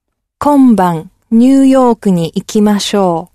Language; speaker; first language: Japanese; non-native, learner; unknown